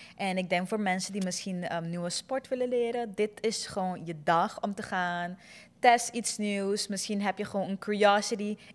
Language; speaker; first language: Dutch; non-native, local second language; Papiamento